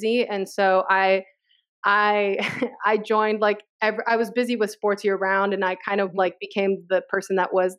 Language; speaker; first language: English; early bilingual, other home language; Spanish